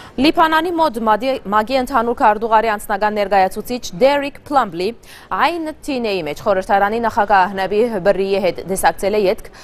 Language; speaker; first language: Armenian; early bilingual, heritage; Armenian